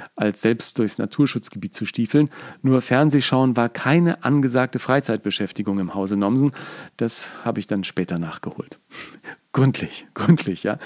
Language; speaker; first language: German; native; German